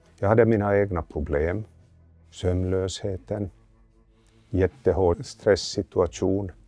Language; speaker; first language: Swedish; native; Swedish